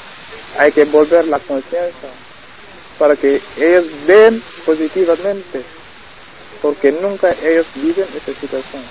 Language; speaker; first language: Spanish; non-native, learner; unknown